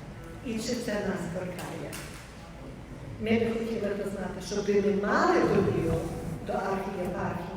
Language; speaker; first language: Ukrainian; early bilingual, heritage; Ukrainian